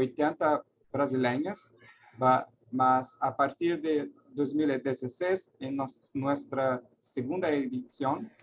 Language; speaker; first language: Spanish; non-native, learner; Portuguese